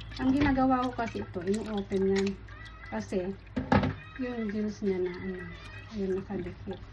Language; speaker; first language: Filipino; native; Filipino